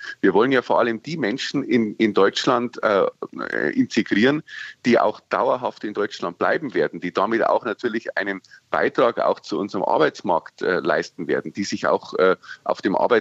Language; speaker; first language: German; native; German